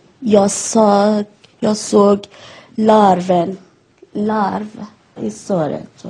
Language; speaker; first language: Swedish; non-native, learner; Persian